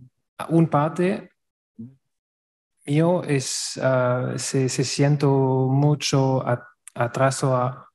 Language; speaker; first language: Spanish; non-native, learner; German